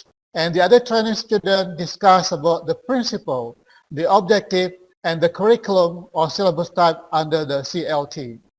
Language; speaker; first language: English; non-native, fluent; Indonesian